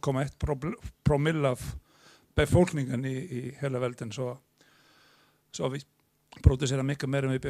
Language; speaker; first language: Swedish; non-native, fluent; Icelandic